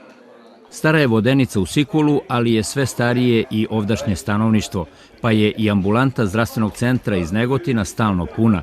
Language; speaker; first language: Serbian; native; Serbian